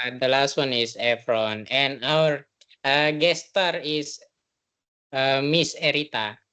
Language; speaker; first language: English; non-native, learner; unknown